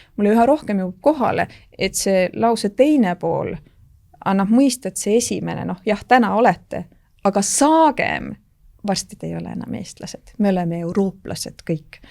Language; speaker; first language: Estonian; native; Estonian